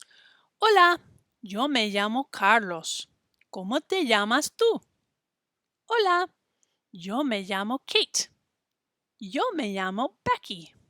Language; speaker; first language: Spanish; non-native, fluent; English